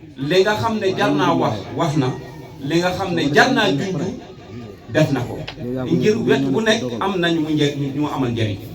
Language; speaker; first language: Wolof; non-native, local second language; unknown